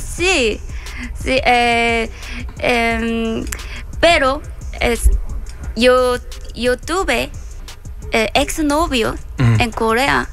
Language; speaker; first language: Spanish; non-native, learner; Korean